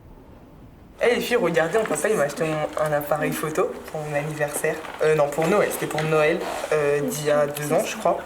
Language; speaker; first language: French; native; French